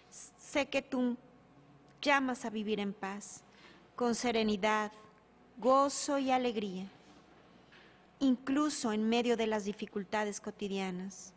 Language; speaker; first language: Spanish; native; Spanish